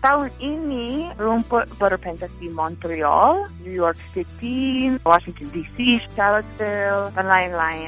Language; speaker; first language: Indonesian; non-native, fluent; English